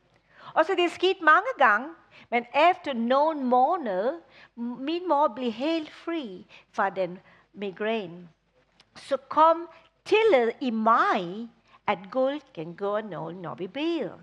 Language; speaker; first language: Danish; non-native, fluent; English